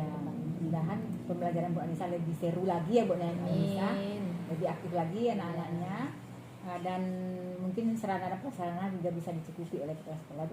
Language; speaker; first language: Indonesian; native; Indonesian